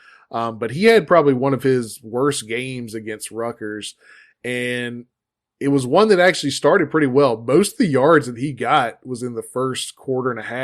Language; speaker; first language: English; native; English